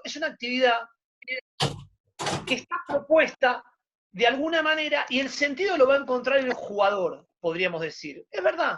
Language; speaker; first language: Spanish; native; Spanish